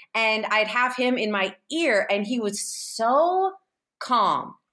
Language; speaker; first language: English; native; English